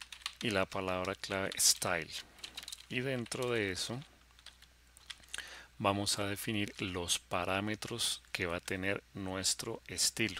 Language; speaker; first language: Spanish; native; Spanish